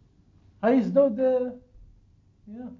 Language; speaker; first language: Dutch; non-native, learner; Arabic